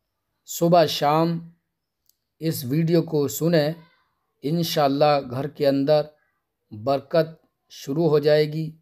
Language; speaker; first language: Urdu; native; Urdu